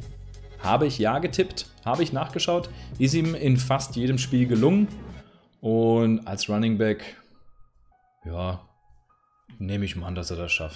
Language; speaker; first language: German; native; German